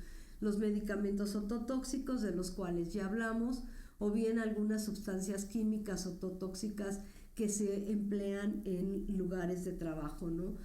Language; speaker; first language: Spanish; native; Spanish